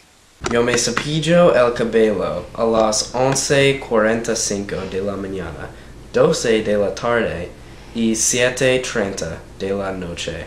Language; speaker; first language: Spanish; non-native, learner; English